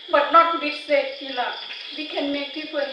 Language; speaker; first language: English; non-native, learner; Thai